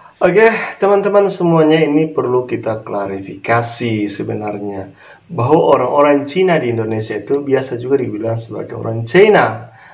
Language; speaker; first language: Indonesian; native; Indonesian